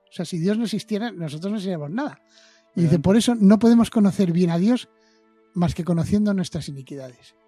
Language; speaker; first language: Spanish; native; Spanish